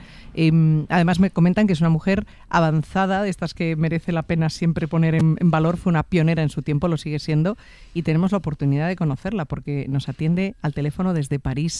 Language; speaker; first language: Spanish; native; Spanish